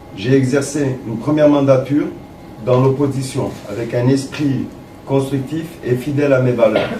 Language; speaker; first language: French; early bilingual, other home language; Arabic